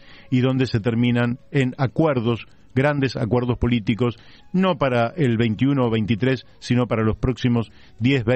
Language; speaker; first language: Spanish; native; Spanish